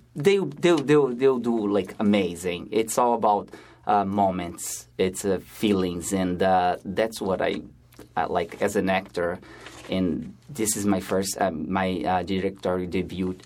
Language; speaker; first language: English; non-native, fluent; Portuguese